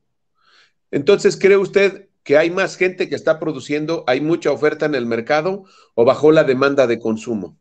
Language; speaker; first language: Spanish; native; Spanish